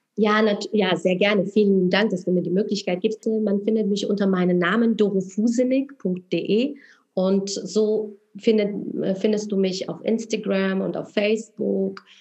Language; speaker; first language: German; non-native, fluent; Polish